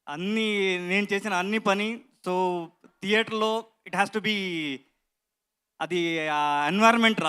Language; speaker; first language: Telugu; non-native, learner; Kannada